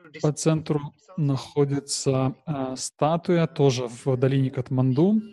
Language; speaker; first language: Russian; non-native, learner; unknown